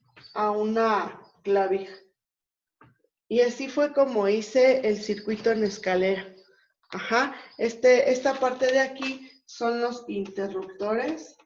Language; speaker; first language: Spanish; native; Spanish